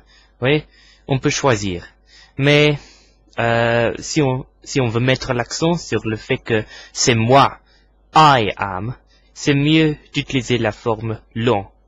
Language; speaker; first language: French; non-native, fluent; English